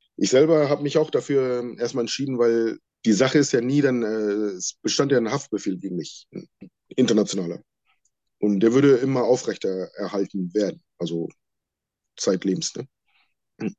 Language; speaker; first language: German; non-native, fluent; Sinhala